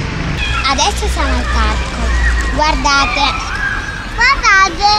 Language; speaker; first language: Italian; early bilingual, other home language; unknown